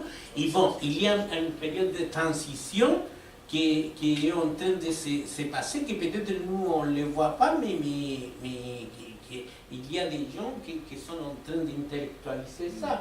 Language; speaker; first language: French; non-native, fluent; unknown